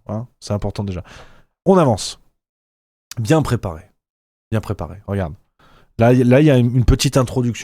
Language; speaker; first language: French; native; French